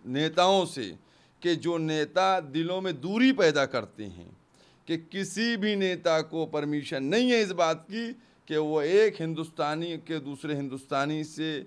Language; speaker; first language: Hindi; native; Hindi